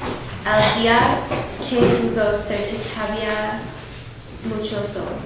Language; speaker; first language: Spanish; non-native, learner; English